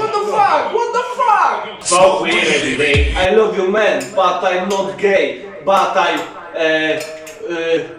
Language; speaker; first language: English; non-native, learner; Polish